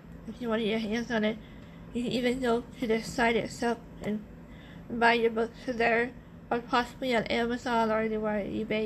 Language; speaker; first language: English; native; English